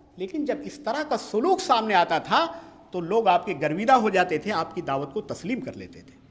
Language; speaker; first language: Urdu; native; Urdu